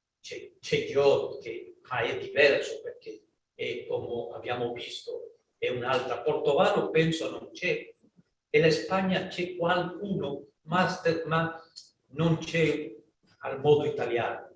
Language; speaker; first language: Italian; non-native, learner; Spanish